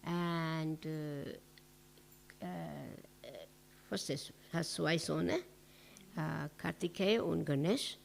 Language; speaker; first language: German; non-native, learner; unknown